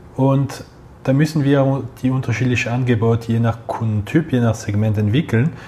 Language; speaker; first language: German; non-native, local second language; French